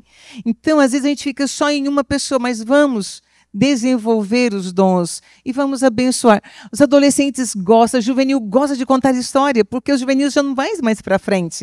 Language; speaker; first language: Portuguese; native; Portuguese